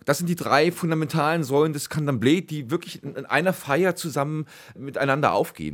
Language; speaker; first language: German; native; German